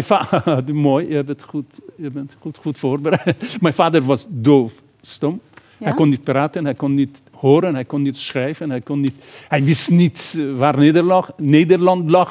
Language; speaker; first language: Dutch; non-native, fluent; Persian